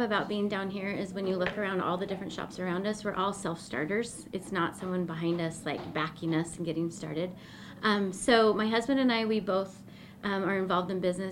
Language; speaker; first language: English; native; English